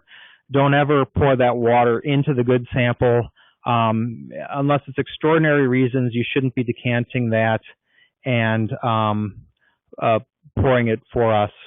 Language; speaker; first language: English; native; English